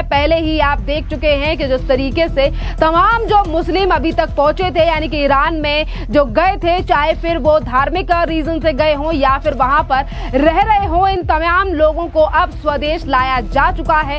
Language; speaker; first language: Hindi; native; Hindi